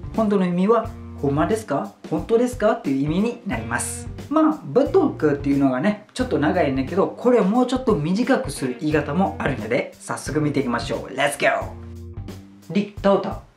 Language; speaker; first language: Japanese; non-native, fluent; Malay